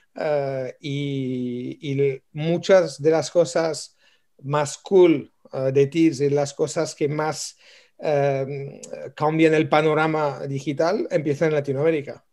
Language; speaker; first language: Spanish; non-native, fluent; French